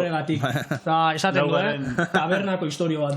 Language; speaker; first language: Basque; native; Basque